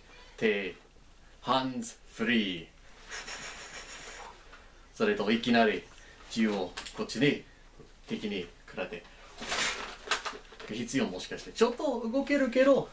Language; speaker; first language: Japanese; non-native, learner; English